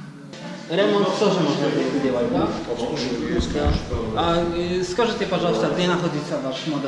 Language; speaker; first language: Russian; non-native, learner; Polish